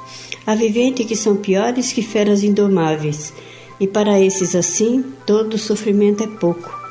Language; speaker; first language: Portuguese; native; Portuguese